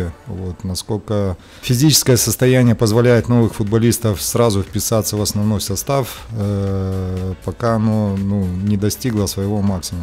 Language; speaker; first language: Russian; native; Russian